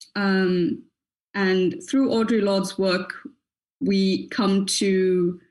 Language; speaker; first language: English; native; English